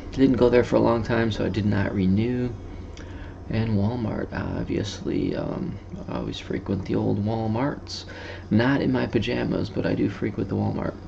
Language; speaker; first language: English; native; English